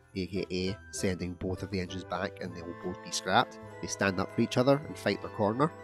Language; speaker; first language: English; native; English